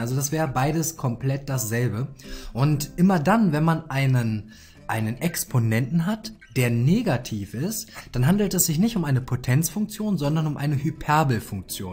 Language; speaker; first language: German; native; German